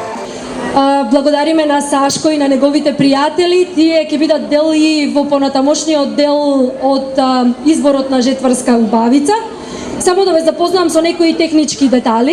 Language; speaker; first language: Macedonian; native; Macedonian